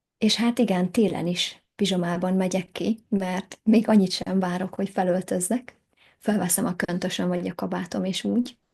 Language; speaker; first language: Hungarian; native; Hungarian